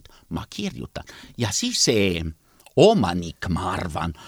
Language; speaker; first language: Estonian; non-native, learner; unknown